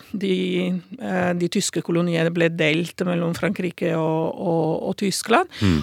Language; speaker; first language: Norwegian; non-native, fluent; Italian